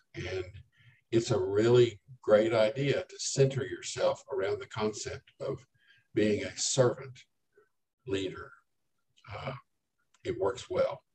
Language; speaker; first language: English; native; English